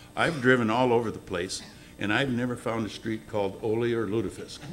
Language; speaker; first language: English; native; English